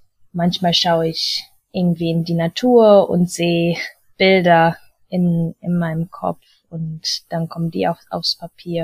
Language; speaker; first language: German; early bilingual, heritage; German